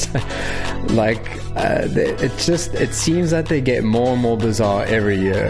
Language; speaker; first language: English; native; English